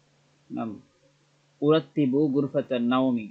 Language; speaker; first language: Arabic; non-native, learner; Bangla